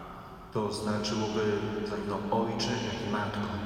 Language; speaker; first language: Polish; native; Polish